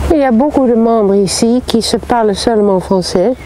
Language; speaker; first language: French; non-native, learner; Dutch